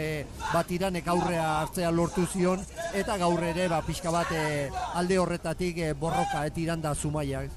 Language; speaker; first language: Basque; native; Basque